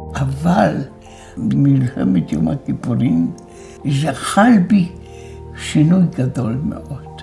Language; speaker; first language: Hebrew; non-native, fluent; Polish